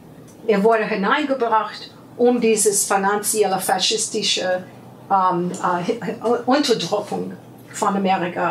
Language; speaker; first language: German; non-native, fluent; English